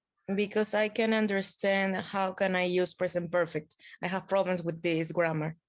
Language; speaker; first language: English; non-native, learner; Spanish